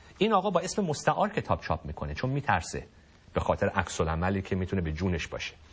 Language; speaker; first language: Persian; native; Persian